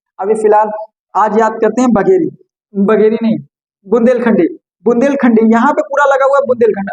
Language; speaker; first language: Hindi; native; Hindi